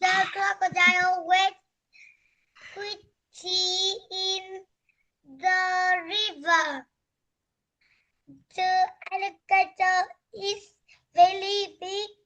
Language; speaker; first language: English; non-native, learner; Vietnamese